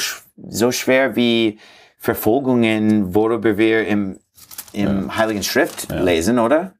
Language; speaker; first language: German; non-native, fluent; English